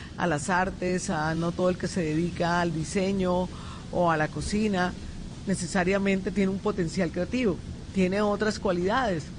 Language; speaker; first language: Spanish; native; Spanish